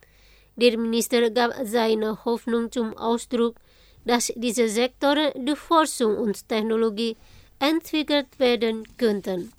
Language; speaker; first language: German; non-native, fluent; Indonesian